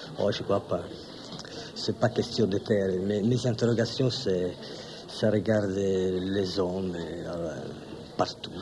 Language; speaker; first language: French; non-native, fluent; Italian